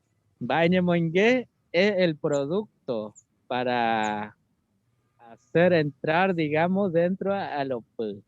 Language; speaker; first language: Spanish; non-native, local second language; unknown